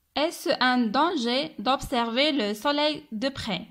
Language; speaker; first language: French; non-native, local second language; Arabic